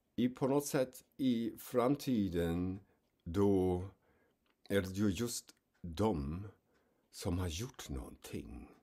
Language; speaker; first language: Swedish; non-native, fluent; German